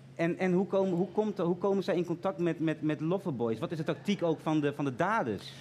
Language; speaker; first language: Dutch; native; Dutch